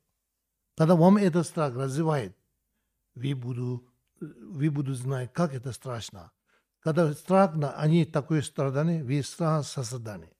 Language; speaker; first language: Russian; non-native, learner; Tibetan